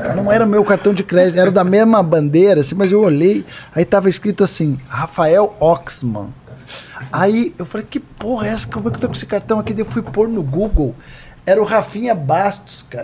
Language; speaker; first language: Portuguese; native; Portuguese